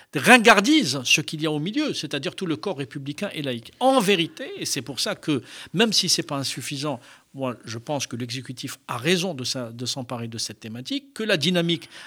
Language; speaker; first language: French; non-native, local second language; Arabic